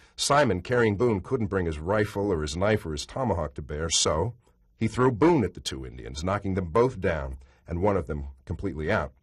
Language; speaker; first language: English; native; English